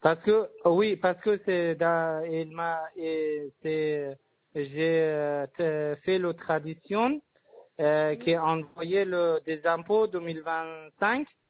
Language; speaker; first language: French; non-native, learner; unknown